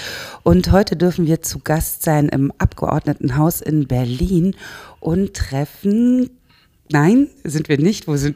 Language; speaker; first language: German; native; German